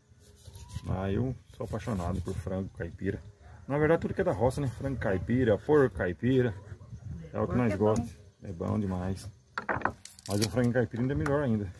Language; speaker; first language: Portuguese; native; Portuguese